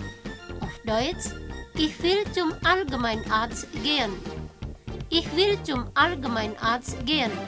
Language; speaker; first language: German; non-native, fluent; Indonesian